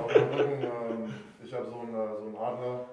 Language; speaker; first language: German; non-native, fluent; English